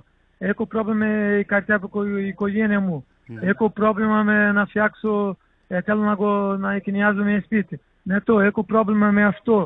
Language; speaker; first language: Greek; non-native, learner; Portuguese